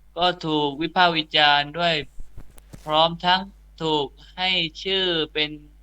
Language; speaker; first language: Thai; non-native, local second language; Pattani Malay